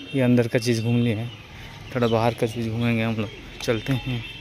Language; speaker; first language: Hindi; non-native, local second language; Odia